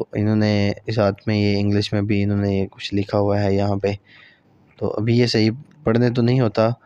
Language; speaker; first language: Urdu; non-native, local second language; Punjabi